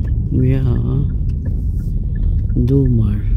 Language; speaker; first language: Dutch; non-native, learner; Filipino